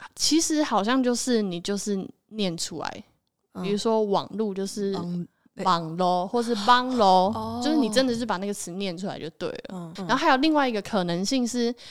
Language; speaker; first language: Chinese; non-native, local second language; Min Nan Chinese